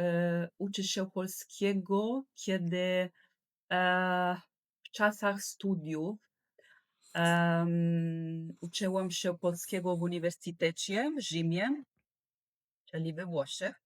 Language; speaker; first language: Polish; non-native, learner; Italian